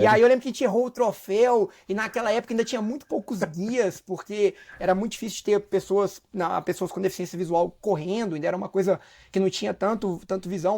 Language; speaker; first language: Portuguese; native; Portuguese